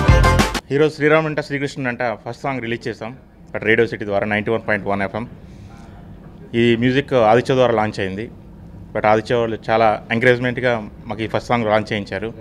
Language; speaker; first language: Telugu; native; Telugu